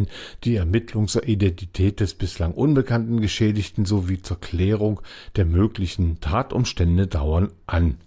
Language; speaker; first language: German; native; German